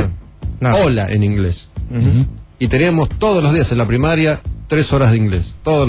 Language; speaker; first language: Spanish; native; Spanish